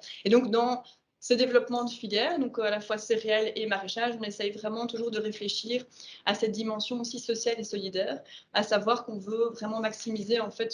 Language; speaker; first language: French; native; French